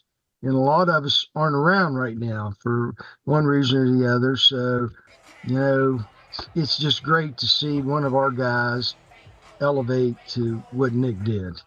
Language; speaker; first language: English; native; English